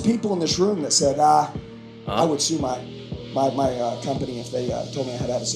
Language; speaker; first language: English; native; English